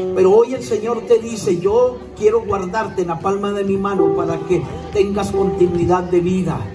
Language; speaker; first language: Spanish; native; Spanish